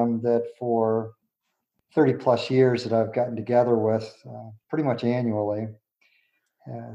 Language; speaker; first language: English; native; English